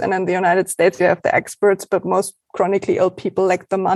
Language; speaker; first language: English; non-native, fluent; German